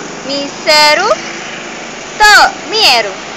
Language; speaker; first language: Japanese; non-native, learner; Indonesian